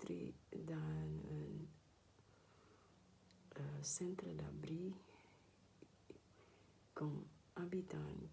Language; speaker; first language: French; non-native, learner; Dutch